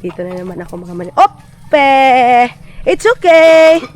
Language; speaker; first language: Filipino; non-native, local second language; Cebuano